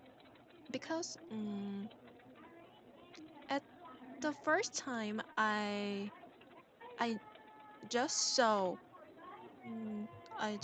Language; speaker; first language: English; non-native, learner; Korean